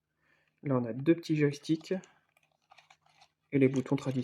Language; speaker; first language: French; native; French